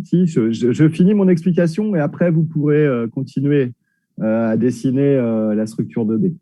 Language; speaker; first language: French; native; French